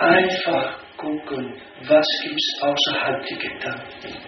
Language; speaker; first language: German; non-native, fluent; Danish